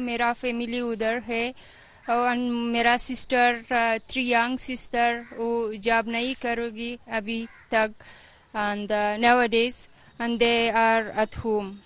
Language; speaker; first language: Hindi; non-native, learner; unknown